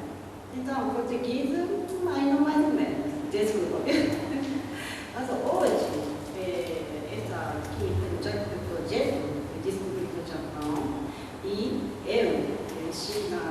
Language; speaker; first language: Portuguese; non-native, learner; Japanese